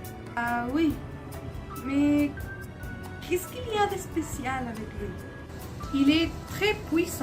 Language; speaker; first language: French; non-native, learner; Spanish